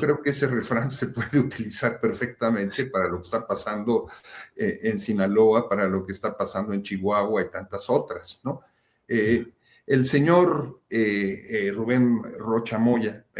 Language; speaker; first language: Spanish; native; Spanish